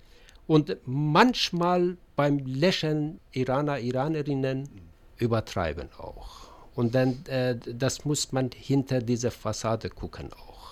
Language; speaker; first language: German; non-native, learner; Persian